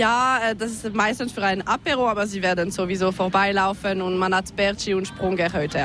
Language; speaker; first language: German; non-native, local second language; French